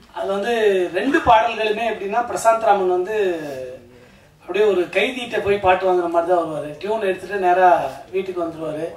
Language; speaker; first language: Tamil; native; Tamil